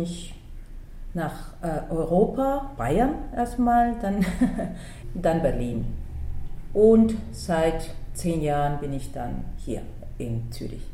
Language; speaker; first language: German; non-native, fluent; Spanish